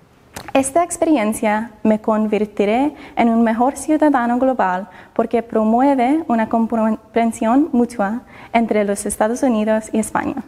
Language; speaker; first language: Spanish; non-native, fluent; English